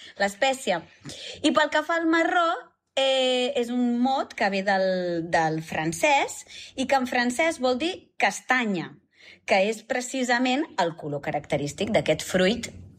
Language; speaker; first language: Catalan; native; Catalan